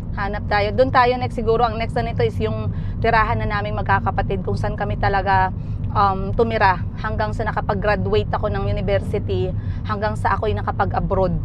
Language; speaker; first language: Filipino; non-native, local second language; Cebuano